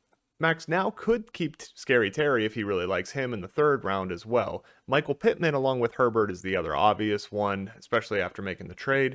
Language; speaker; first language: English; native; English